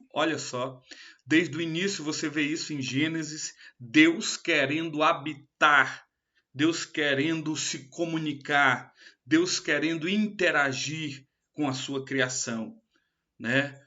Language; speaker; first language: Portuguese; native; Portuguese